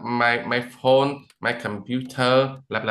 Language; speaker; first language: English; non-native, learner; Vietnamese